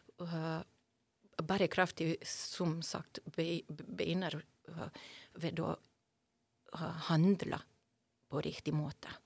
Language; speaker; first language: Norwegian; non-native, fluent; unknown